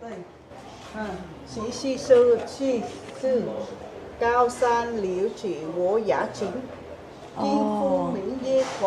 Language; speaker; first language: Chinese; early bilingual, heritage; Chinese